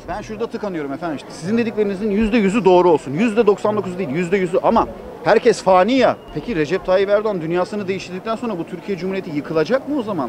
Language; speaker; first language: Turkish; native; Turkish